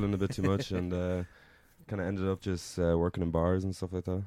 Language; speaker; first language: English; native; English